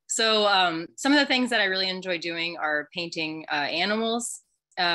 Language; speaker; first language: English; native; English